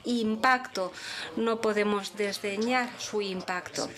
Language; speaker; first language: Spanish; non-native, fluent; English